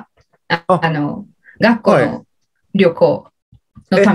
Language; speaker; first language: Japanese; non-native, learner; English